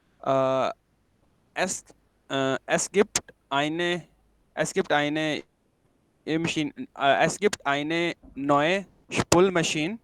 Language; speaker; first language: German; non-native, learner; Urdu